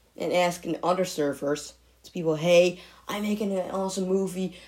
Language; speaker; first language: English; non-native, fluent; Dutch